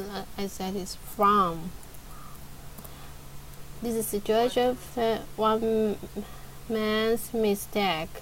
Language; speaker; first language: English; non-native, learner; Chinese